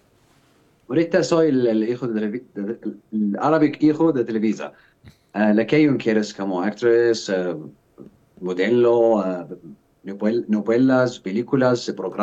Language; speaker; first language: Spanish; non-native, learner; Arabic